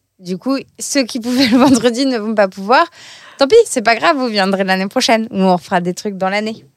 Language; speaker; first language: French; native; French